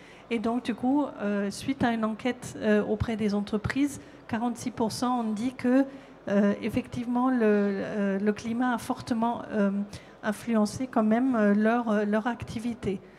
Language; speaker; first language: French; non-native, fluent; German